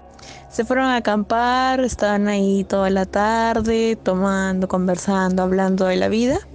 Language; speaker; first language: Spanish; native; Spanish